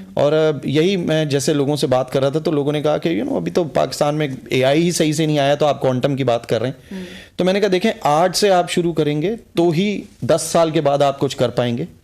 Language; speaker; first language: Urdu; early bilingual, heritage; Urdu